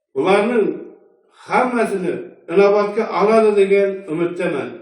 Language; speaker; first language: Uzbek; native; Uzbek